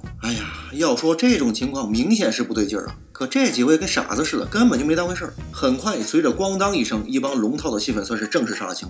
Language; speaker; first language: Chinese; native; Chinese